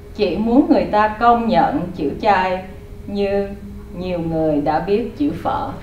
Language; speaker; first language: Vietnamese; early bilingual, heritage; Vietnamese